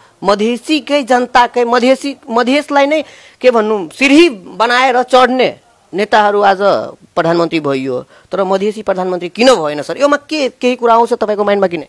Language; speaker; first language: Nepali; non-native, local second language; Maithili